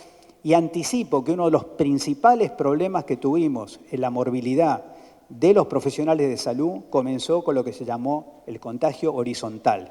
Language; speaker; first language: Spanish; native; Spanish